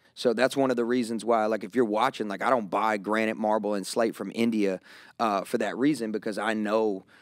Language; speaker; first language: English; native; English